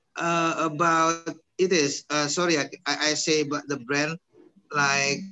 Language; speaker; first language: English; non-native, fluent; Indonesian